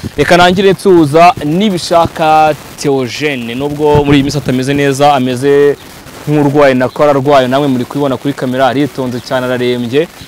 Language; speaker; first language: Kinyarwanda; native; Kinyarwanda